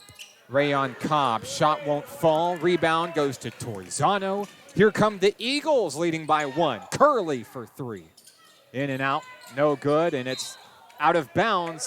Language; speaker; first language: English; native; English